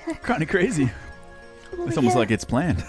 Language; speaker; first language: English; native; English